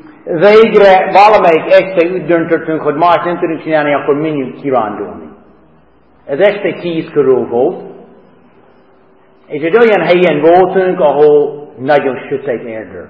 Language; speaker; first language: Hungarian; non-native, learner; English